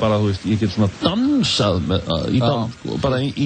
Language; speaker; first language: Icelandic; native; Icelandic